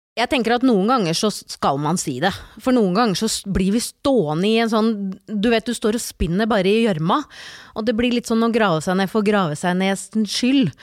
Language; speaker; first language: Norwegian; native; Norwegian